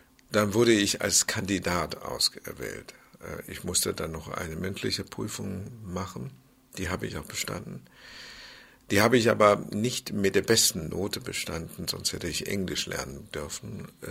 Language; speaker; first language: German; non-native, fluent; Chinese